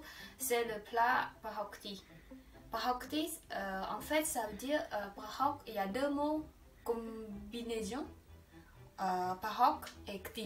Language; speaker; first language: French; non-native, learner; Khmer